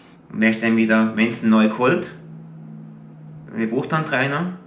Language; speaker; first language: German; native; German